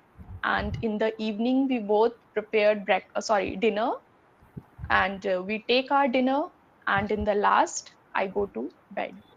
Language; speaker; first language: English; non-native, learner; Hindi